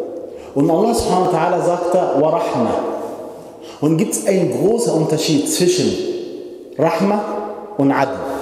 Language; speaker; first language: German; non-native, fluent; Arabic